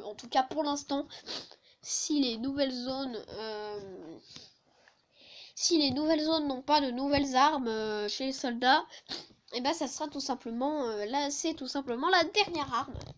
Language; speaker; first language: French; native; French